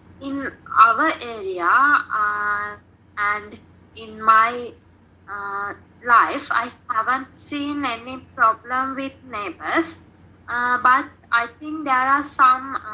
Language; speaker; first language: English; non-native, learner; Sinhala